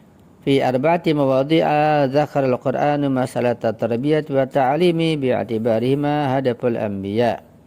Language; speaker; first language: Arabic; non-native, fluent; Indonesian